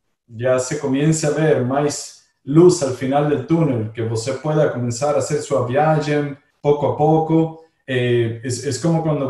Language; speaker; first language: Portuguese; non-native, fluent; Spanish